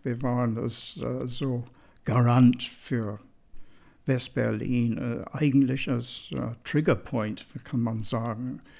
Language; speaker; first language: German; non-native, fluent; English